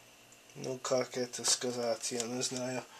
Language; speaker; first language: Russian; non-native, learner; English